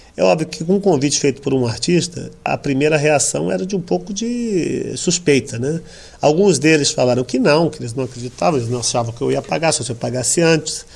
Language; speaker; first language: Portuguese; native; Portuguese